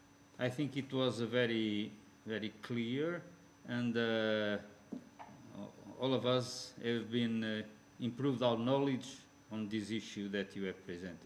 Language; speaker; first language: English; non-native, fluent; Portuguese